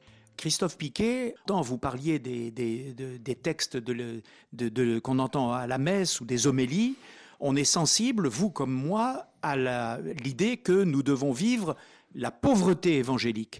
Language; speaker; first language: French; native; French